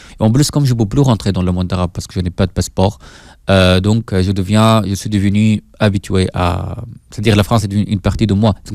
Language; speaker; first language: French; non-native, fluent; Arabic